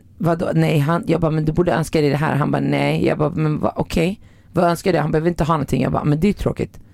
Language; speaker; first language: Swedish; early bilingual, other home language; Arabic